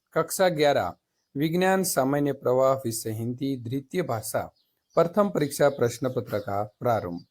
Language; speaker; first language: Hindi; non-native, local second language; Gujarati